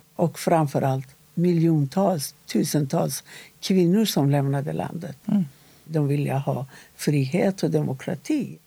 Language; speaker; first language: Swedish; non-native, fluent; Persian